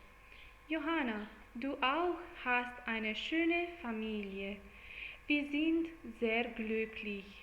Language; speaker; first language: German; non-native, learner; English